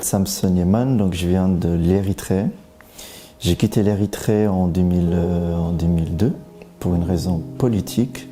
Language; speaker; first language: French; early bilingual, other home language; Tigrinya